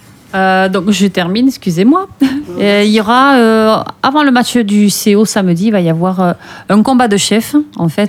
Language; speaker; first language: French; native; French